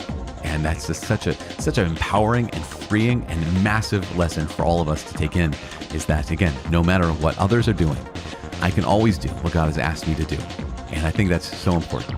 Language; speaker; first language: English; native; English